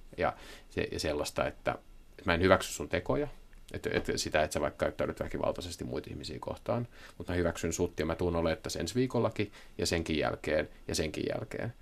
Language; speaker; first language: Finnish; native; Finnish